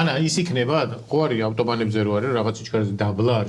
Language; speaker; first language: Georgian; native; Georgian